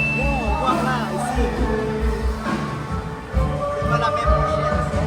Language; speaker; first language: French; non-native, fluent; Thai